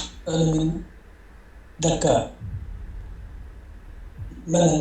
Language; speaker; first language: Arabic; non-native, learner; Bangla